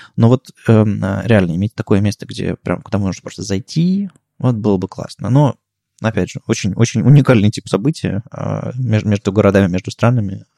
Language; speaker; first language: Russian; native; Russian